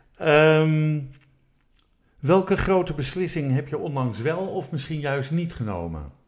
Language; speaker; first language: Dutch; native; Dutch